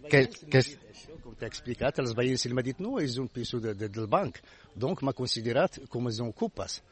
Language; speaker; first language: Catalan; non-native, learner; Arabic